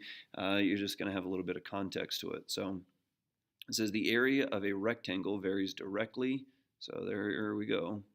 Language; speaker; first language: English; native; English